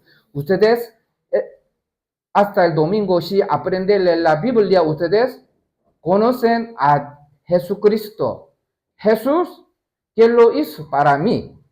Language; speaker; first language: Spanish; non-native, learner; Korean